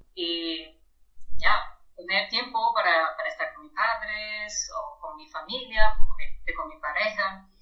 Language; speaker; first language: Spanish; non-native, fluent; German